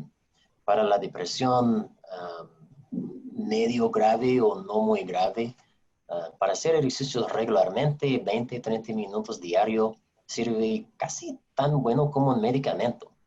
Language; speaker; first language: Spanish; non-native, fluent; English